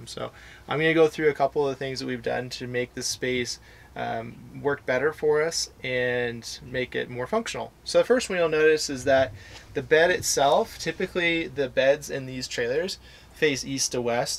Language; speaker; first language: English; native; English